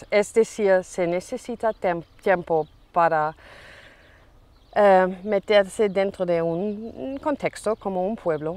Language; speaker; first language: Spanish; non-native, fluent; German